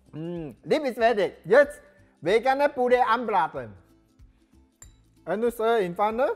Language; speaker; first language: German; non-native, learner; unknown